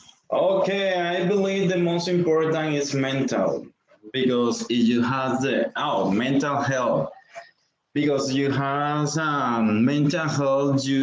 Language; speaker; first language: English; non-native, learner; Spanish